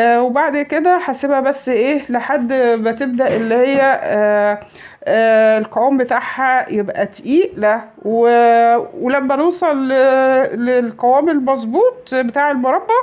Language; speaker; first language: Arabic; native; Arabic